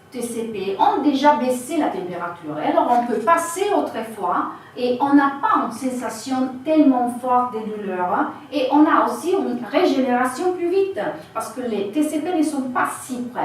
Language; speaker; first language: French; non-native, fluent; Italian